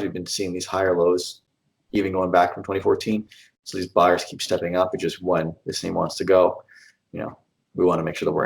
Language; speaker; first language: English; native; English